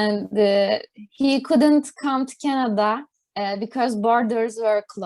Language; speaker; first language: English; non-native, learner; Turkish